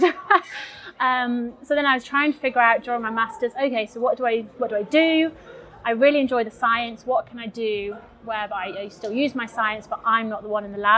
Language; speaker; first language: English; native; English